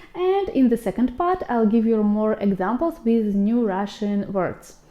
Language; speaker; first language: English; non-native, fluent; Russian